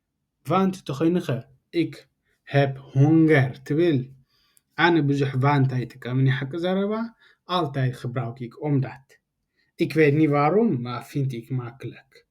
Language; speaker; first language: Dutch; non-native, learner; Tigrinya